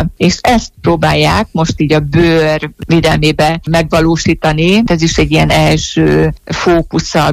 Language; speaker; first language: Hungarian; native; Hungarian